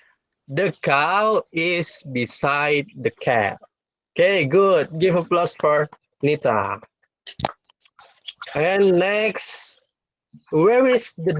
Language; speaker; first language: English; non-native, fluent; Indonesian